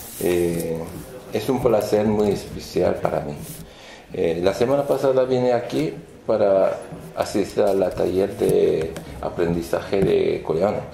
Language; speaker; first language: Spanish; non-native, fluent; Korean